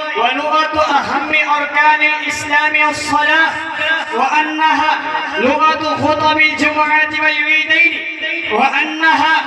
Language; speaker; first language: Arabic; non-native, learner; Urdu